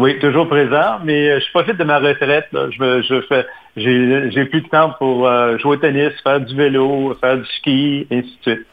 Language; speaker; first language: French; native; French